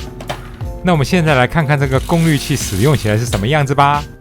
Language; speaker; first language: Chinese; native; Chinese